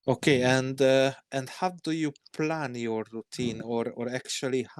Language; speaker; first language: English; non-native, learner; Hungarian